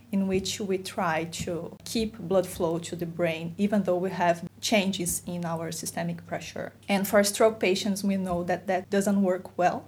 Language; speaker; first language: English; non-native, fluent; Portuguese